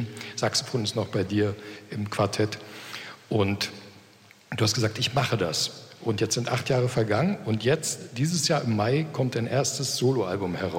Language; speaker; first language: German; native; German